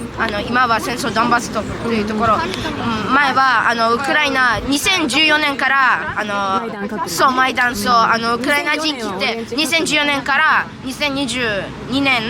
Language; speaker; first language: Japanese; non-native, learner; Russian